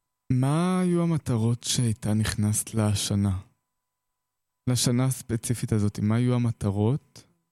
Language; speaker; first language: Hebrew; native; Hebrew